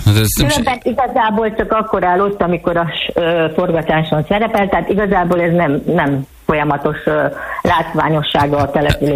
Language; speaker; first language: Hungarian; native; Hungarian